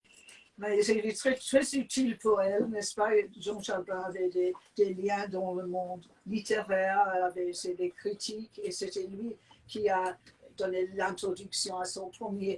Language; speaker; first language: French; non-native, fluent; English